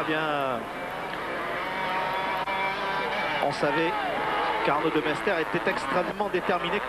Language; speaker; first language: French; native; French